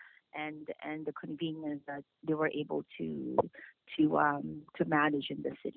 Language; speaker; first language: English; non-native, local second language; Filipino